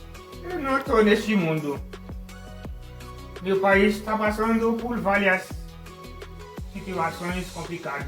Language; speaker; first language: Portuguese; non-native, learner; Haitian Creole